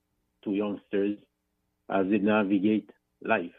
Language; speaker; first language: English; non-native, fluent; Haitian Creole